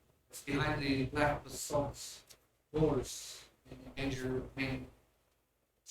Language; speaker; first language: English; native; English